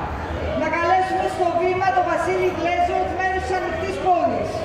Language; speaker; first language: Greek; native; Greek